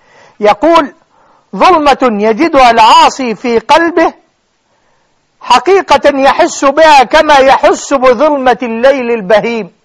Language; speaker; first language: Arabic; native; Arabic